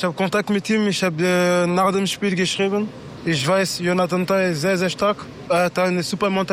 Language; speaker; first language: German; non-native, fluent; French